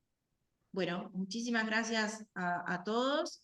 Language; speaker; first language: Spanish; native; Spanish